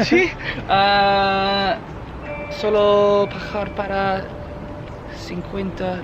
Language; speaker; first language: Spanish; non-native, learner; English